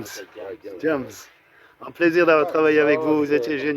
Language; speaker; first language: French; non-native, fluent; English